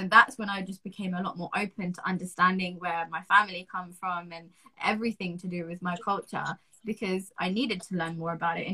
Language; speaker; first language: English; native; English